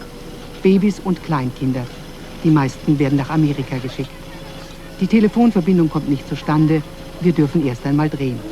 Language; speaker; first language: German; native; German